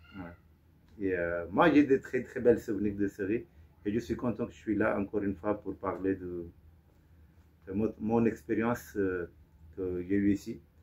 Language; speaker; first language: French; non-native, fluent; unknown